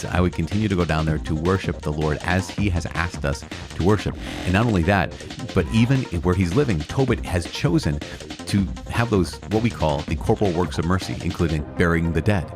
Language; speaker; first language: English; native; English